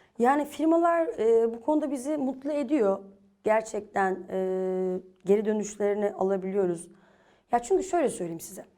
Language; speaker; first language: Turkish; native; Turkish